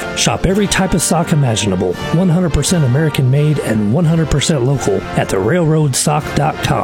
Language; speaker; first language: English; native; English